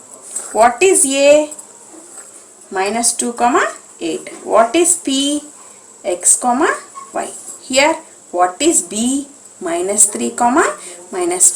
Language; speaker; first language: English; non-native, local second language; Telugu